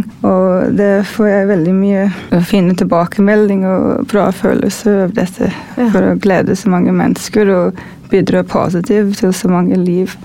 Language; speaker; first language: Norwegian; non-native, fluent; English